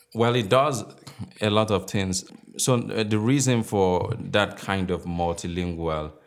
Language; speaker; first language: English; non-native, local second language; Igbo